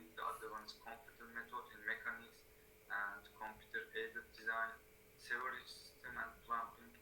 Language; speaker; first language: English; non-native, learner; Turkish